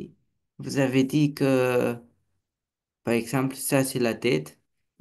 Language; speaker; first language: French; non-native, learner; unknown